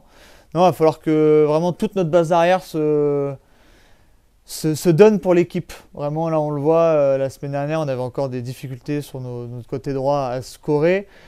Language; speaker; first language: French; native; French